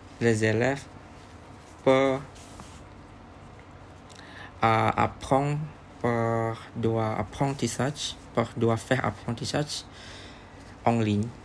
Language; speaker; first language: French; non-native, learner; Indonesian